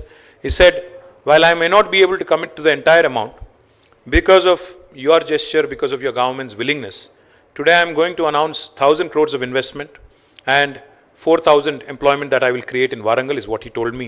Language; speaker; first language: English; non-native, local second language; Telugu